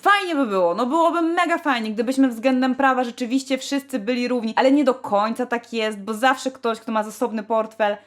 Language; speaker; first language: Polish; native; Polish